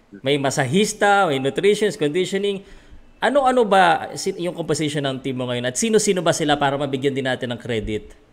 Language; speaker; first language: Filipino; native; Filipino